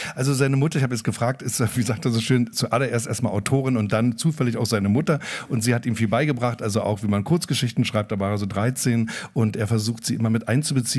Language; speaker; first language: German; native; German